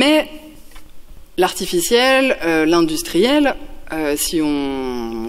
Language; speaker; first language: French; native; French